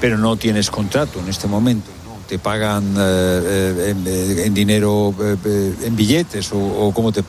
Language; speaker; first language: Spanish; native; Spanish